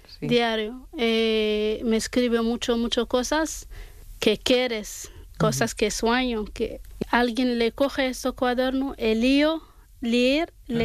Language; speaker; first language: Spanish; non-native, learner; Arabic